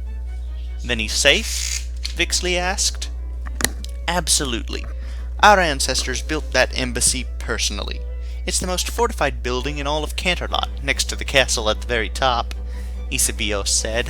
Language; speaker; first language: English; native; English